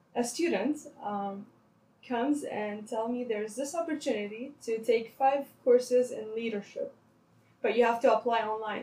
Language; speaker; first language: English; non-native, fluent; Arabic